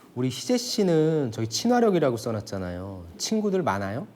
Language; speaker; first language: Korean; native; Korean